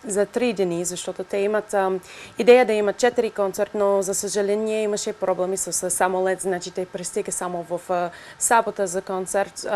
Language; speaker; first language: Bulgarian; non-native, learner; English